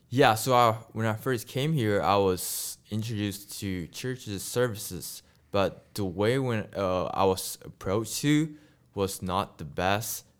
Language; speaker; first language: English; non-native, local second language; Chinese